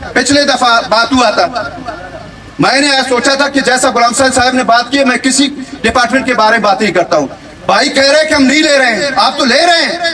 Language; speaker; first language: Urdu; non-native, local second language; Baluchi